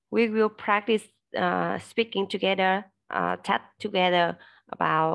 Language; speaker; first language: English; non-native, learner; Vietnamese